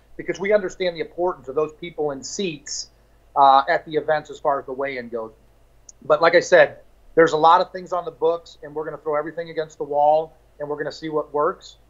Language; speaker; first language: English; native; English